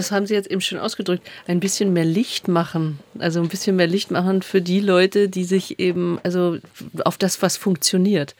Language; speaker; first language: German; native; German